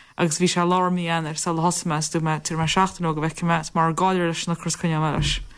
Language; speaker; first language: Irish; native; Irish